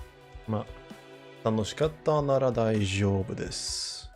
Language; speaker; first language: Japanese; non-native, learner; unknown